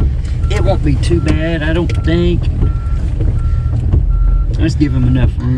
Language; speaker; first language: English; native; English